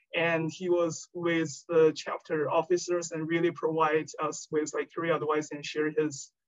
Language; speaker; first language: English; non-native, fluent; Chinese